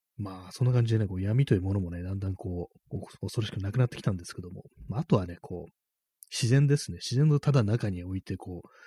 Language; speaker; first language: Japanese; native; Japanese